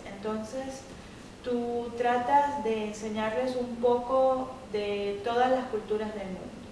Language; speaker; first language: Spanish; native; Spanish